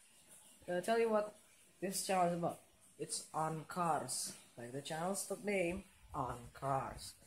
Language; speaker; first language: English; non-native, local second language; Indonesian